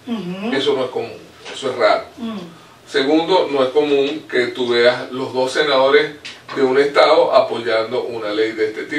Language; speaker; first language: Spanish; native; Spanish